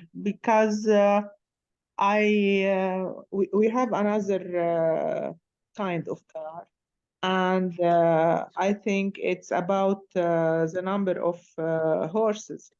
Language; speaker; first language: English; non-native, learner; Arabic